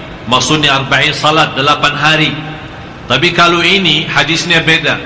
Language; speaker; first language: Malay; non-native, fluent; Arabic